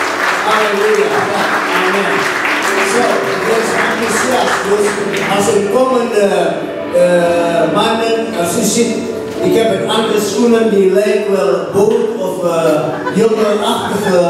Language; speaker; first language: Dutch; non-native, fluent; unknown